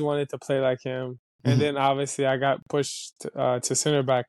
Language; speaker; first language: English; native; English